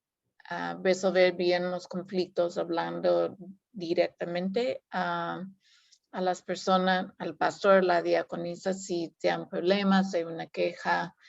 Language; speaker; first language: Spanish; non-native, fluent; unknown